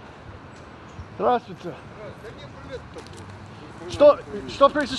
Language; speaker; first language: Russian; non-native, learner; English